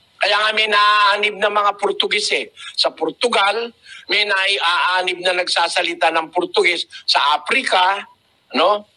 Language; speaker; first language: Filipino; native; Filipino